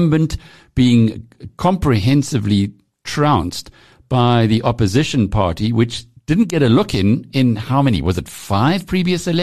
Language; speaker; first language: English; native; English